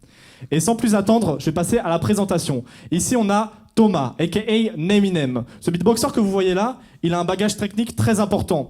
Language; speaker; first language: French; native; French